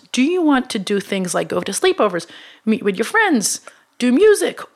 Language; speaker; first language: English; non-native, fluent; Hebrew